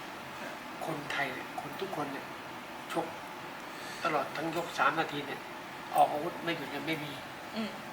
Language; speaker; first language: Thai; native; Thai